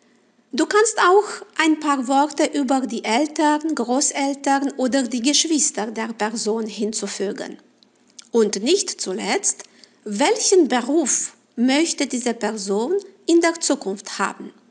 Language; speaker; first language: German; non-native, fluent; Romanian